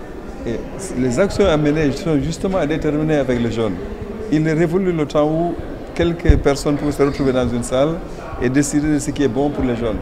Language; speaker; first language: French; non-native, local second language; Wolof